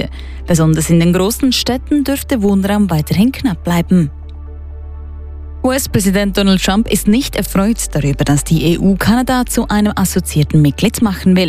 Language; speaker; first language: German; native; German